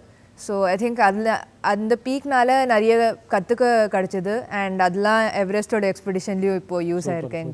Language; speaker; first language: Tamil; early bilingual, heritage; Tamil